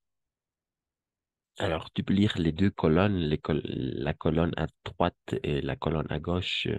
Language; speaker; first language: French; non-native, fluent; Spanish